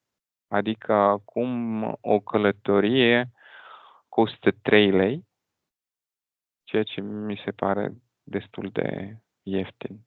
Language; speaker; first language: Romanian; non-native, fluent; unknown